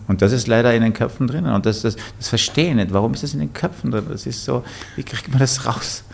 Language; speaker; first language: German; native; German